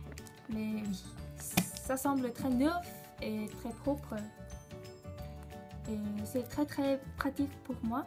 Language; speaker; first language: French; non-native, learner; Japanese